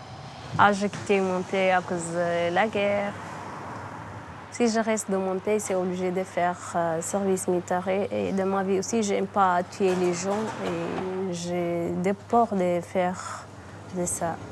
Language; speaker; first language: French; non-native, learner; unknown